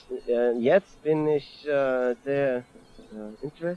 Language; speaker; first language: German; non-native, learner; English